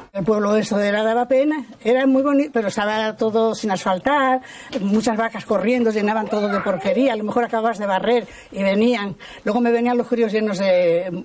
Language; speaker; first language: Spanish; native; Spanish